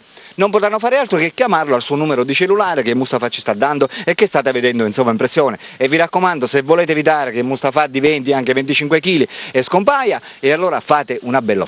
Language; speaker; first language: Italian; native; Italian